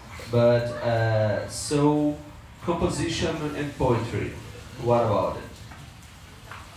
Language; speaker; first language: English; non-native, fluent; Portuguese